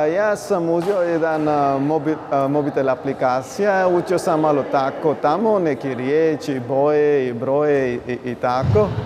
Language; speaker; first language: Croatian; non-native, learner; Punjabi